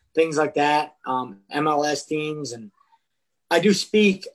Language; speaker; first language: English; native; English